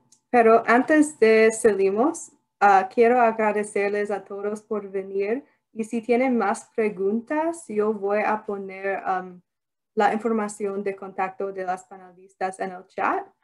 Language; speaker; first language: Spanish; non-native, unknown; English